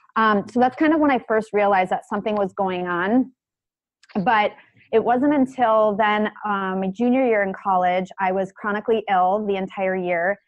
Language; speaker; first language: English; native; English